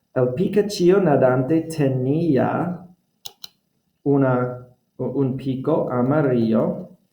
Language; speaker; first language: Spanish; non-native, fluent; English